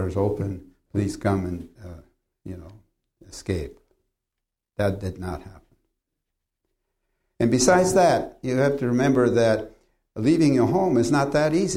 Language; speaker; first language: English; early bilingual, other home language; Polish